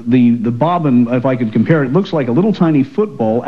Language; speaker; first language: English; native; English